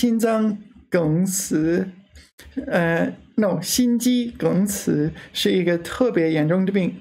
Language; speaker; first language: Chinese; non-native, learner; English